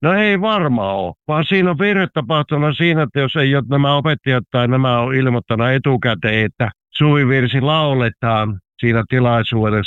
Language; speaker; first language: Finnish; native; Finnish